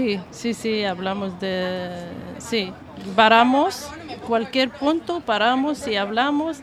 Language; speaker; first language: Spanish; non-native, learner; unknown